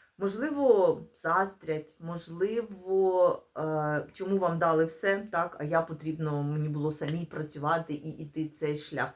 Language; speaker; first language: Ukrainian; non-native, local second language; Russian